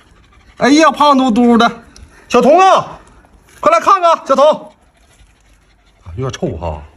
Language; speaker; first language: Chinese; native; Chinese